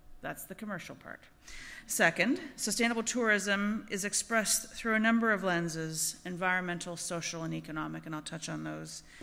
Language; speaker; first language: English; native; English